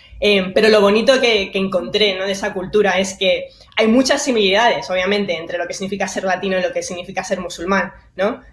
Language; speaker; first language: Spanish; early bilingual, heritage; Spanish